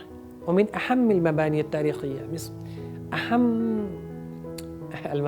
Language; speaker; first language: Arabic; non-native, fluent; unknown